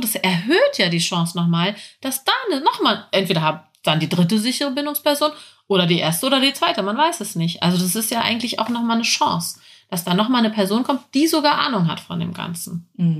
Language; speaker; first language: German; native; German